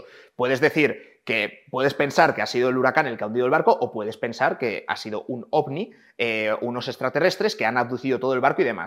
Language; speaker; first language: Spanish; native; Spanish